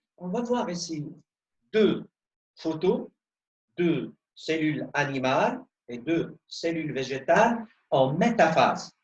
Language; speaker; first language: French; non-native, local second language; Arabic